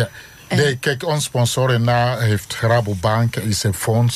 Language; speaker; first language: Dutch; non-native, fluent; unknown